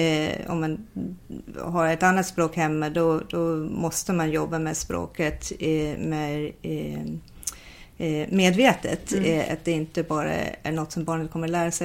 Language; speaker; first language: Swedish; non-native, fluent; English